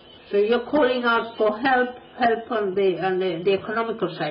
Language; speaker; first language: English; non-native, fluent; Spanish